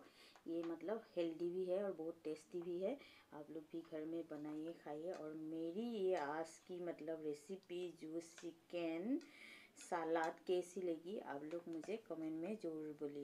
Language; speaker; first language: Hindi; non-native, local second language; Assamese